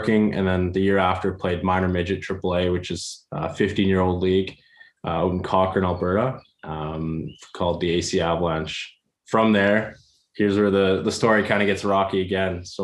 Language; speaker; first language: English; native; English